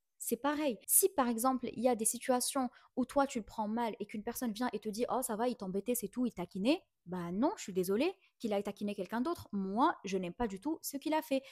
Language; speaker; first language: French; non-native, local second language; Arabic